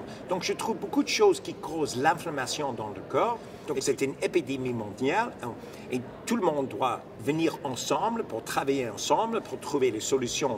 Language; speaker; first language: French; non-native, fluent; English